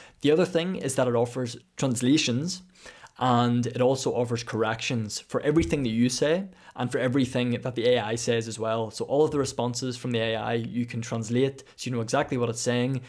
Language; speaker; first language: English; native; English